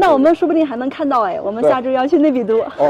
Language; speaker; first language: Chinese; native; Chinese